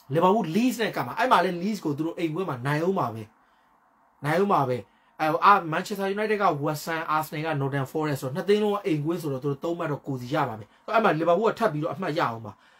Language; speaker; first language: Burmese; native; Burmese